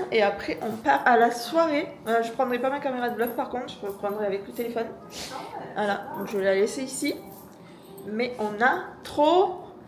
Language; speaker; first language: French; native; French